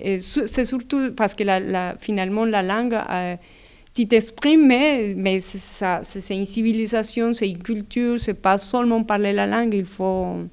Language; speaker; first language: French; non-native, fluent; Spanish